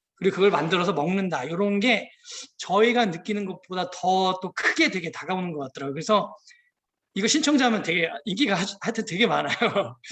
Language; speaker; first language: Korean; native; Korean